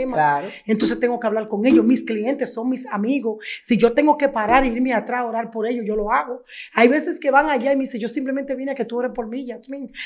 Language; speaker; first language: Spanish; native; Spanish